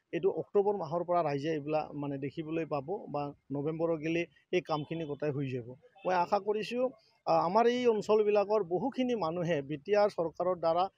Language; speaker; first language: Assamese; non-native, local second language; Bodo